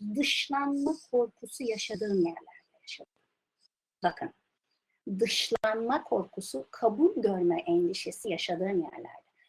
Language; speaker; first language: Turkish; early bilingual, heritage; Turkish